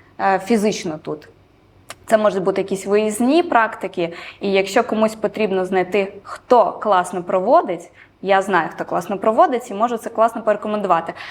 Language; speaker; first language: Ukrainian; non-native, local second language; Romanian